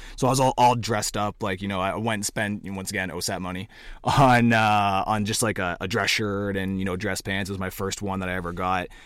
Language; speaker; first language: English; native; English